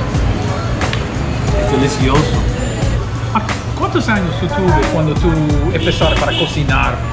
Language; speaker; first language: Spanish; non-native, learner; English